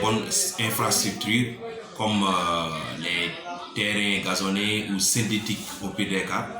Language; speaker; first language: French; non-native, local second language; Wolof